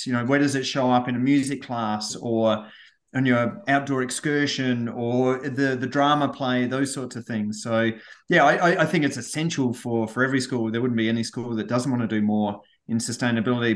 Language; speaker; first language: English; native; English